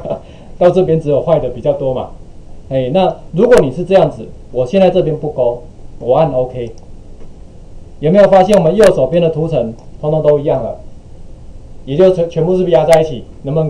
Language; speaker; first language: Chinese; native; Chinese